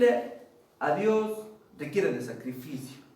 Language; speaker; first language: Spanish; native; Spanish